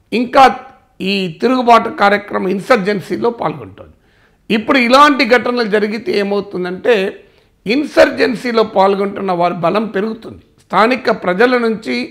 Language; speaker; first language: Telugu; native; Telugu